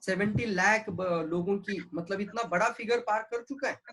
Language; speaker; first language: Hindi; non-native, local second language; Marathi